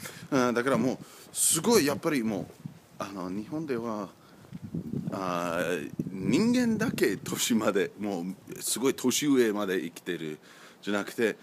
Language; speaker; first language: Japanese; non-native, learner; English